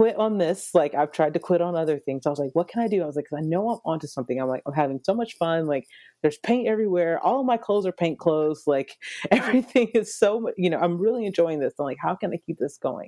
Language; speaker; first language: English; native; English